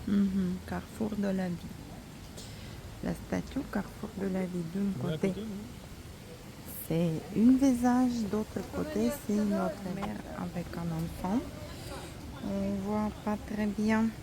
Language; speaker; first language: French; non-native, fluent; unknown